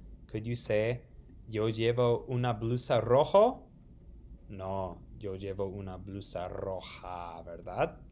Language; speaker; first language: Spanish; non-native, fluent; English